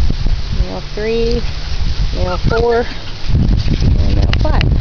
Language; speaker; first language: English; native; English